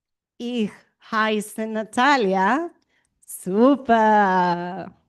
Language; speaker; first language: German; non-native, learner; Spanish